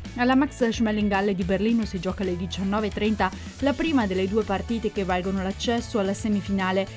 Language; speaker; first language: Italian; native; Italian